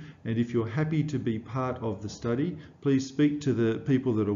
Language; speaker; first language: English; native; English